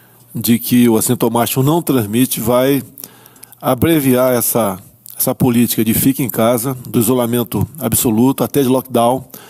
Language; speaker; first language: Portuguese; native; Portuguese